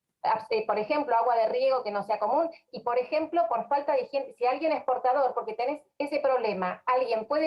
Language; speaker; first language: Spanish; native; Spanish